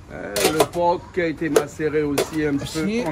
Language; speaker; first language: French; non-native, local second language; Réunion Creole French